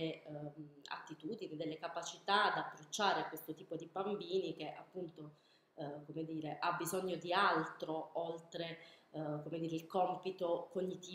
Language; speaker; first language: Italian; native; Italian